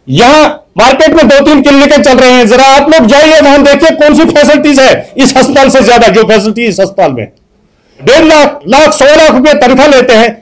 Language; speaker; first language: Urdu; non-native, local second language; Kashmiri